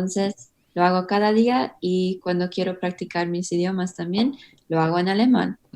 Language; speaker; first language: Spanish; early bilingual, heritage; English